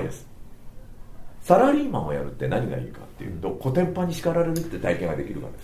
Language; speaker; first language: Japanese; native; Japanese